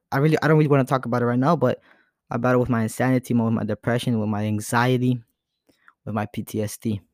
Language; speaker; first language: English; early bilingual, other home language; Spanish